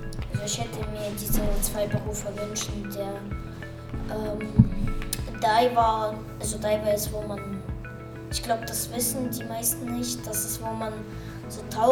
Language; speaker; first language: German; early bilingual, other home language; Russian